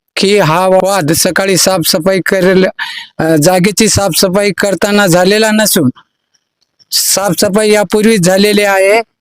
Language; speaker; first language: Marathi; non-native, local second language; Lambadi